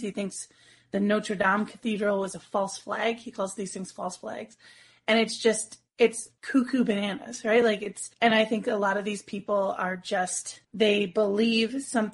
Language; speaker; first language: English; native; English